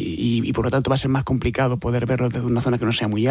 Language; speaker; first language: Spanish; native; Spanish